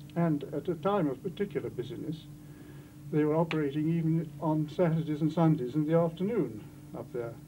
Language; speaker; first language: English; native; English